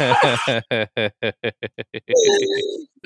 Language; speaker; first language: English; non-native, fluent; Spanish